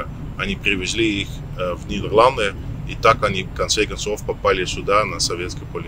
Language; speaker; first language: Russian; non-native, learner; Dutch